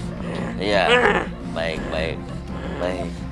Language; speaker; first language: Indonesian; native; Indonesian